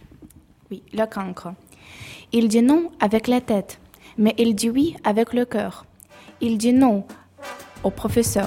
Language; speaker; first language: French; non-native, learner; Russian